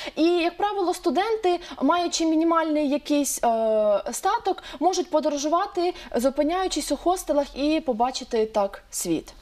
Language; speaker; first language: Ukrainian; native; Ukrainian